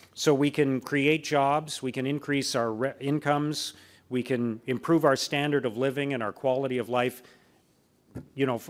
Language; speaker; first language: English; native; English